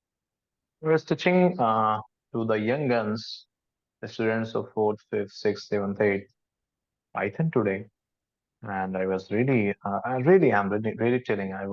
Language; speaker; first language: English; non-native, local second language; Hindi